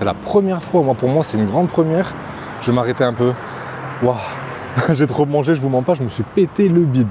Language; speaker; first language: French; native; French